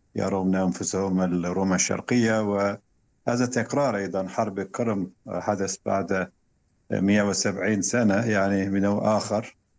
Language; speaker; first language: Arabic; non-native, fluent; Turkish